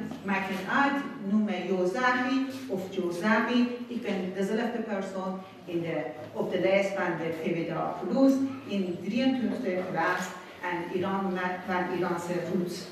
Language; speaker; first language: Dutch; non-native, fluent; Persian